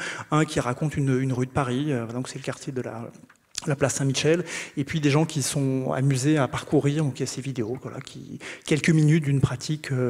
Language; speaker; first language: French; native; French